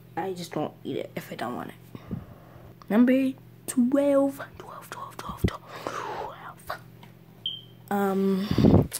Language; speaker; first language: English; native; English